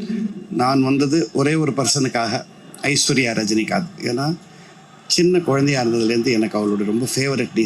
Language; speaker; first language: Tamil; native; Tamil